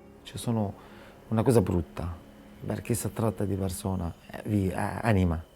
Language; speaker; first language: Italian; non-native, learner; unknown